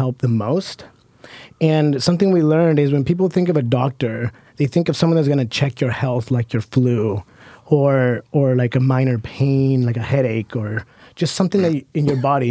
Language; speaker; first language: English; native; English